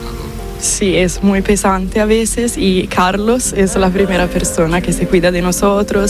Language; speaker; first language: Spanish; non-native, fluent; Italian